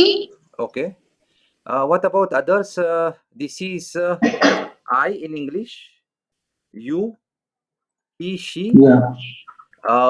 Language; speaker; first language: English; non-native, local second language; French